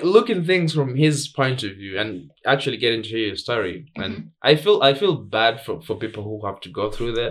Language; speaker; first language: English; non-native, local second language; Swahili